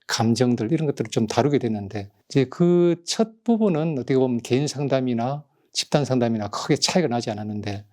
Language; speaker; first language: Korean; native; Korean